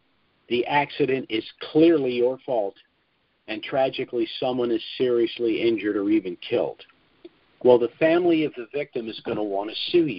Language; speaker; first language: English; native; English